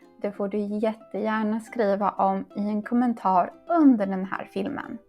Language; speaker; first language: Swedish; non-native, fluent; Polish